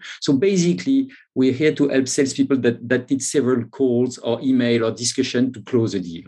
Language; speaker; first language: English; non-native, fluent; French